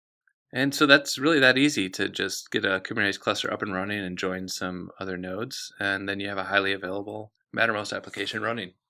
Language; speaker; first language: English; native; English